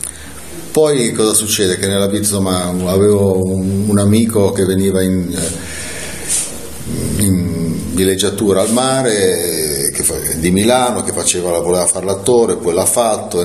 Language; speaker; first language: Italian; native; Italian